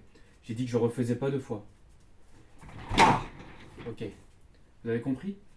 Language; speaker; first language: French; native; French